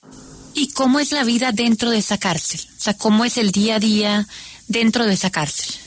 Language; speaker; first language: Spanish; native; Spanish